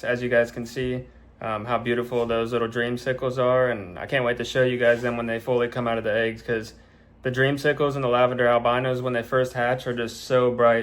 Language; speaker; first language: English; native; English